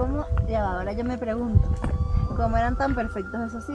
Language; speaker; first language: Spanish; native; Spanish